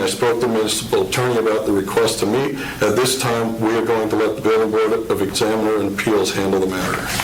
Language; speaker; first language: English; native; English